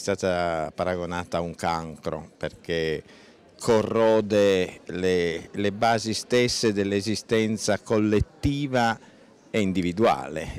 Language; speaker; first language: Italian; native; Italian